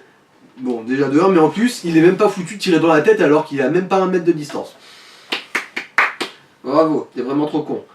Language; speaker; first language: French; native; French